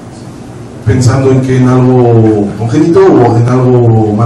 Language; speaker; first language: Spanish; native; Spanish